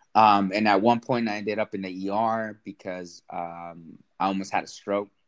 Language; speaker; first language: English; early bilingual, other home language; Spanish